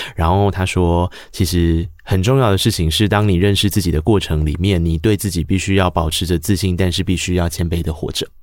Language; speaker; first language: Chinese; native; Chinese